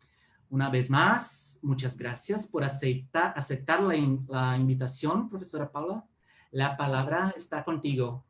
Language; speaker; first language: Spanish; non-native, fluent; Portuguese